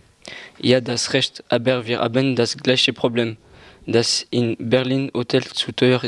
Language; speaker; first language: German; non-native, learner; French